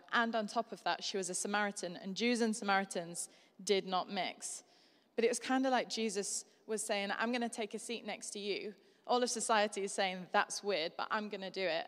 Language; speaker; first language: English; native; English